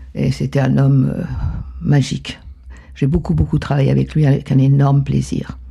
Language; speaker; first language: French; non-native, fluent; Spanish